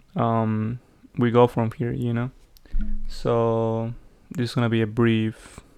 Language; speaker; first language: English; non-native, fluent; Spanish